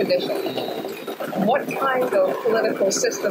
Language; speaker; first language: English; non-native, local second language; Cantonese